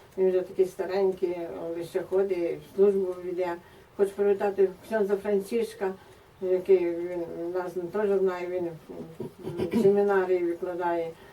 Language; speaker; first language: Ukrainian; native; Ukrainian